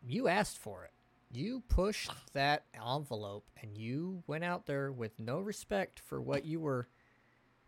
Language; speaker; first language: English; native; English